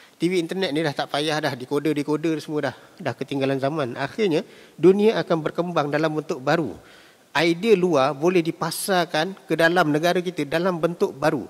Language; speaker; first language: Malay; native; Malay